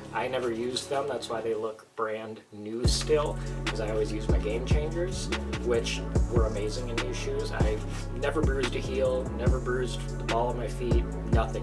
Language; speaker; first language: English; native; English